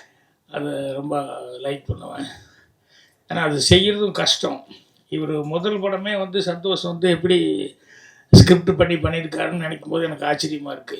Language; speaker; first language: Tamil; native; Tamil